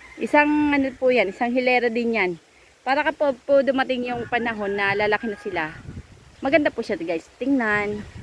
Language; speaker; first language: Filipino; non-native, local second language; Bikol